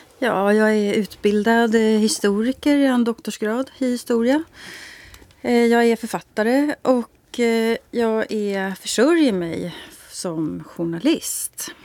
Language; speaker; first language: Swedish; native; Swedish